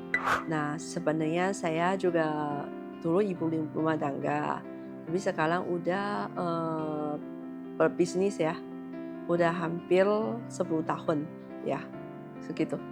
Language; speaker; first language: Indonesian; non-native, learner; Chinese